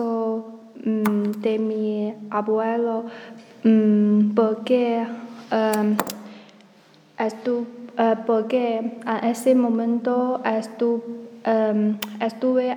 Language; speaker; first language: Spanish; non-native, learner; Chinese